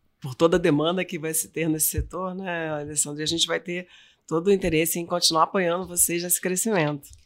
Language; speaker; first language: Portuguese; native; Portuguese